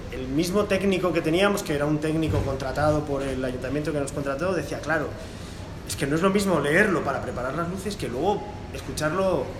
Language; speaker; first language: Spanish; non-native, local second language; Catalan